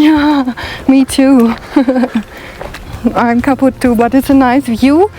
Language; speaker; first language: English; non-native, learner; German